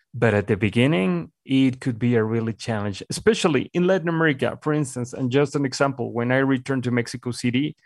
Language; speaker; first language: English; non-native, fluent; Spanish